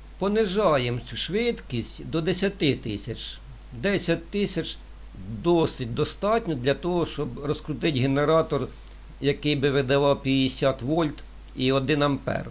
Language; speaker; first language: Ukrainian; non-native, local second language; Russian